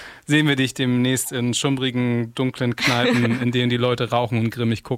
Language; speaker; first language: German; native; German